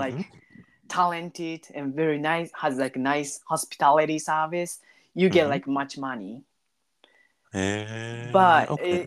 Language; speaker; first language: English; non-native, learner; Japanese